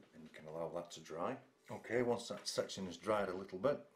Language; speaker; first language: English; native; English